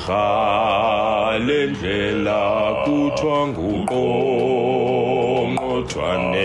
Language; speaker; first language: English; non-native, local second language; Xhosa